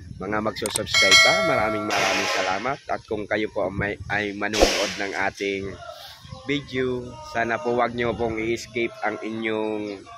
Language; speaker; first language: Filipino; native; Filipino